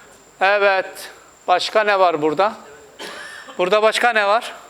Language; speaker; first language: Turkish; non-native, fluent; Urdu